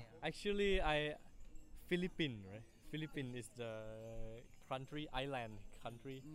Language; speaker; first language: English; non-native, learner; Thai